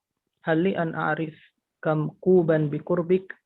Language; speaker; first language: Arabic; non-native, learner; Indonesian